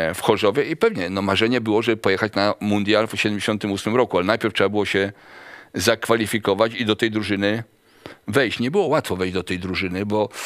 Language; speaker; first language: Polish; native; Polish